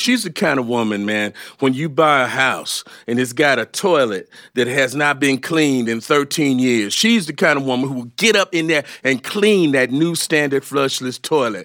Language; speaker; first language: English; native; English